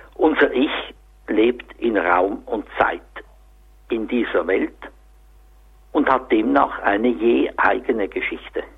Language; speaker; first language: German; native; German